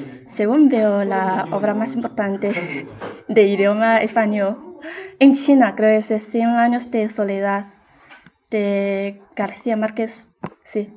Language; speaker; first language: Spanish; non-native, fluent; Chinese